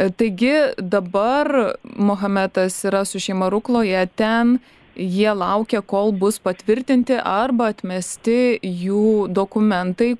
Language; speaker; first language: Lithuanian; native; Lithuanian